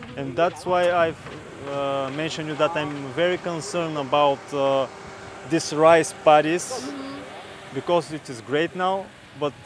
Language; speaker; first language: English; non-native, fluent; Bulgarian